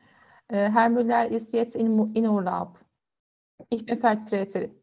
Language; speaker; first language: German; non-native, learner; Turkish